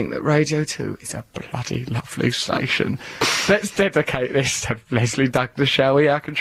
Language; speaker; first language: English; native; English